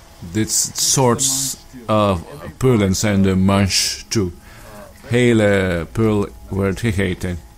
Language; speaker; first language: Dutch; non-native, learner; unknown